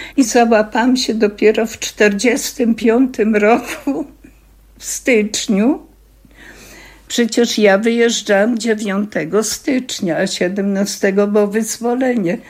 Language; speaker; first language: Polish; native; Polish